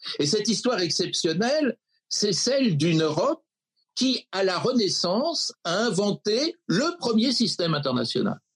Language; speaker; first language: French; native; French